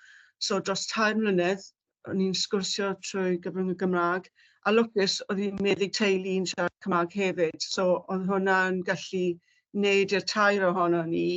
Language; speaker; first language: Welsh; native; Welsh